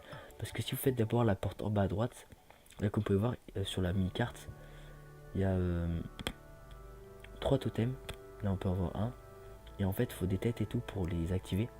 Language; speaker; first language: French; native; French